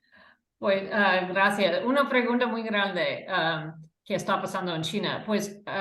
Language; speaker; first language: Spanish; non-native, fluent; English